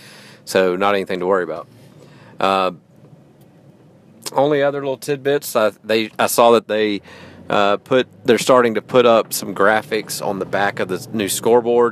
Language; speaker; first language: English; native; English